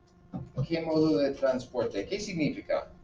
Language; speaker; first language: Spanish; non-native, fluent; English